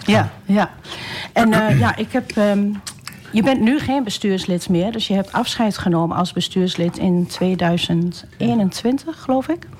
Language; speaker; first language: Dutch; native; Dutch